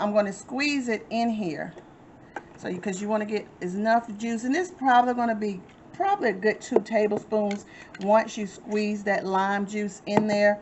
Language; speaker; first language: English; native; English